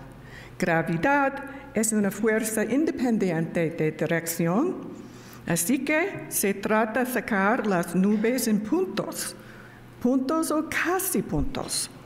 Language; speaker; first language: Spanish; non-native, learner; English